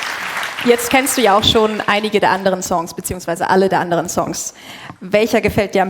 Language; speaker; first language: German; native; German